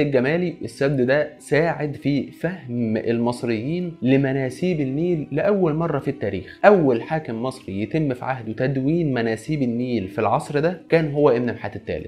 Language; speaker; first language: Arabic; native; Arabic